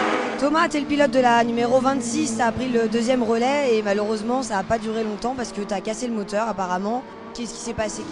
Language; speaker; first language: French; native; French